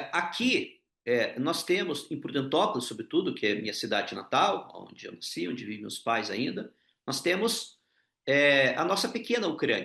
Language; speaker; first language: Portuguese; non-native, local second language; Ukrainian